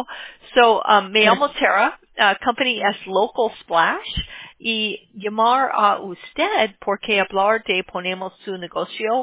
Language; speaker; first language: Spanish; non-native, learner; English